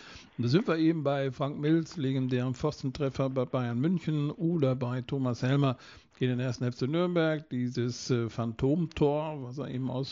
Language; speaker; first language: German; native; German